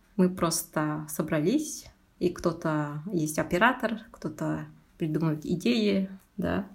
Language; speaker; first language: Russian; non-native, local second language; Yakut